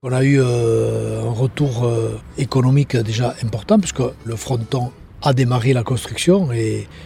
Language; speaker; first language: French; native; French